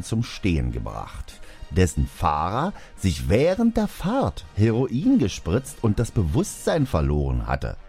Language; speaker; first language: German; native; German